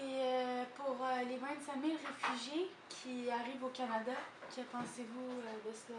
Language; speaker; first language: French; native; French